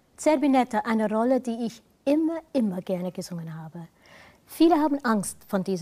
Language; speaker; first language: German; non-native, fluent; English